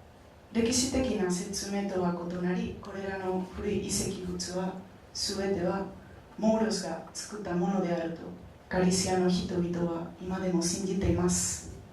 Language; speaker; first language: Japanese; non-native, fluent; Spanish